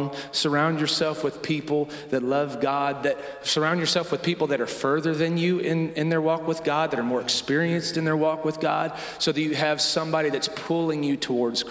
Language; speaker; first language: English; native; English